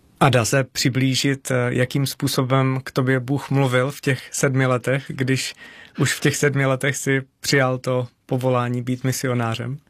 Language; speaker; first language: Czech; native; Czech